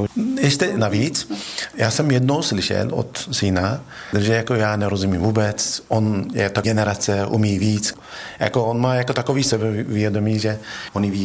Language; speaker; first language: Czech; non-native, fluent; Turkish